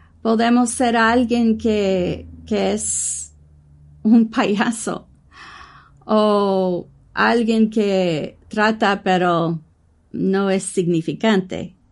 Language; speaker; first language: Spanish; non-native, learner; English